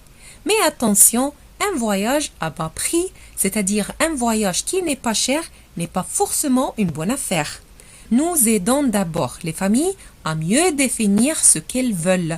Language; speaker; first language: French; non-native, fluent; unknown